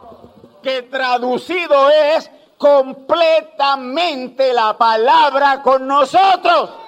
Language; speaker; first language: Spanish; native; Spanish